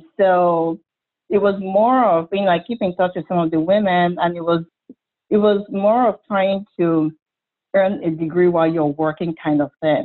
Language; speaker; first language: English; non-native, local second language; Igbo